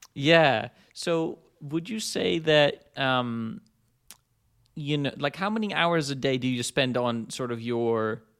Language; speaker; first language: English; non-native, fluent; Dutch